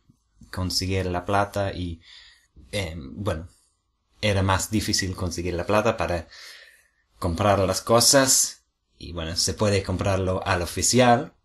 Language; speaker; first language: Spanish; non-native, fluent; English